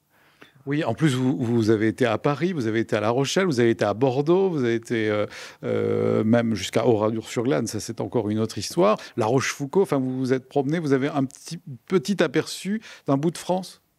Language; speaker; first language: French; native; French